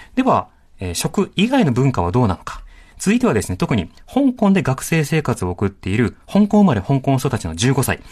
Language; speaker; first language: Japanese; native; Japanese